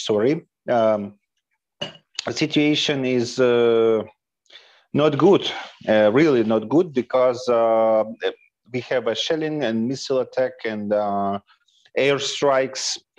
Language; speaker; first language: English; non-native, fluent; Ukrainian